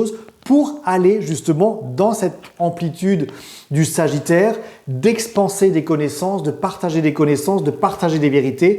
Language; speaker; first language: French; native; French